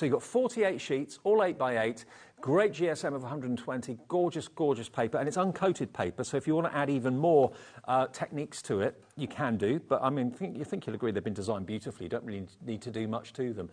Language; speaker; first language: English; native; English